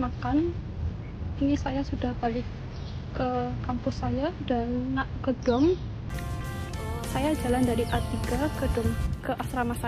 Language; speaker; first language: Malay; non-native, learner; Indonesian